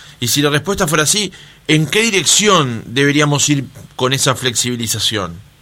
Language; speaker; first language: Spanish; native; Spanish